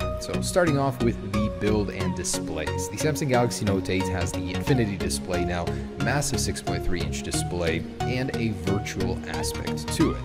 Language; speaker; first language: English; native; English